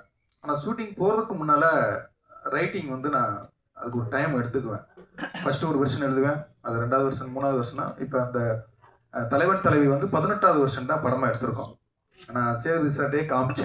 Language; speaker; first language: Tamil; native; Tamil